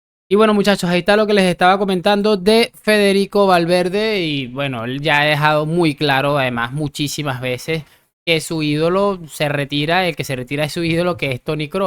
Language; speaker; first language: Spanish; native; Spanish